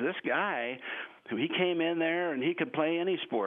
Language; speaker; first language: English; native; English